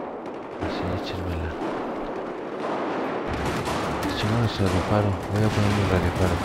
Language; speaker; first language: Spanish; native; Spanish